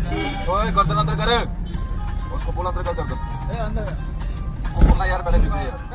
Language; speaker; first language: Hindi; non-native, local second language; Bangla